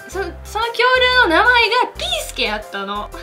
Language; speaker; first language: Japanese; early bilingual, other home language; Russian